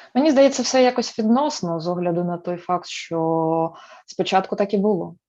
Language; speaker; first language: Ukrainian; native; Ukrainian